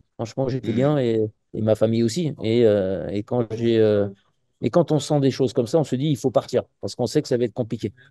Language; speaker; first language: French; native; French